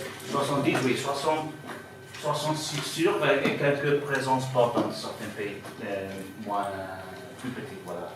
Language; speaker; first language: French; non-native, fluent; Italian